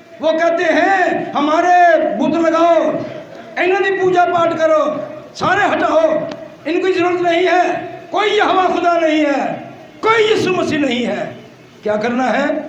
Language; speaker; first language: Urdu; non-native, local second language; Punjabi